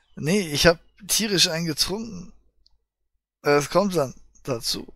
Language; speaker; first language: German; native; German